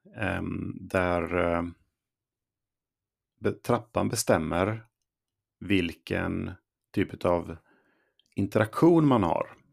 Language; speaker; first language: Swedish; native; Swedish